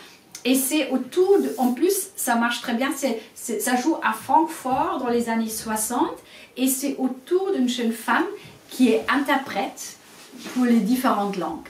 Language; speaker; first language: French; non-native, fluent; German